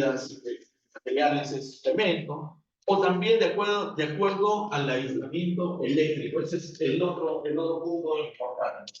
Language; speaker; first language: Spanish; native; Spanish